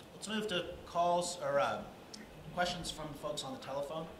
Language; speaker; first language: English; native; English